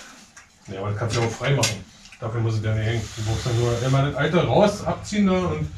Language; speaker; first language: German; native; German